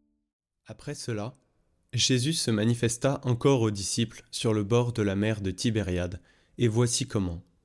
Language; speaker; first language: French; native; French